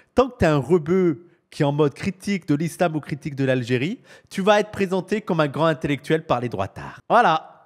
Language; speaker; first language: French; native; French